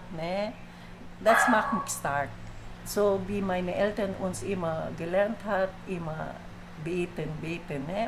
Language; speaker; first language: German; non-native, fluent; Filipino